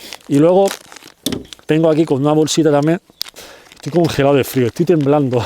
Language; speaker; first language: Spanish; native; Spanish